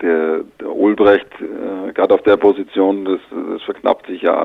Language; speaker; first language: German; native; German